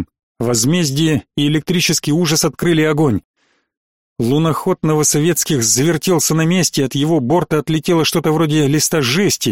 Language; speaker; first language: Russian; native; Russian